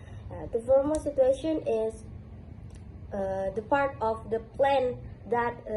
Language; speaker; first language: English; non-native, learner; Indonesian